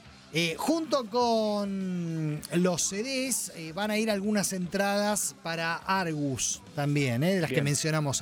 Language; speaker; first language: Spanish; native; Spanish